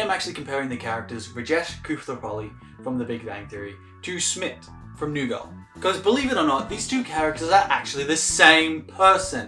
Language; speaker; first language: English; native; English